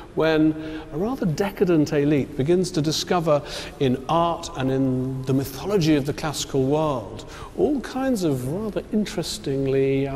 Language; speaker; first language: English; native; English